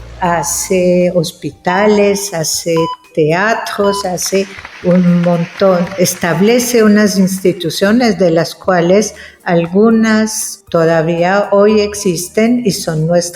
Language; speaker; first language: Spanish; non-native, fluent; French